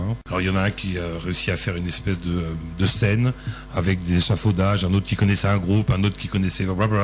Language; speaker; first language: French; native; French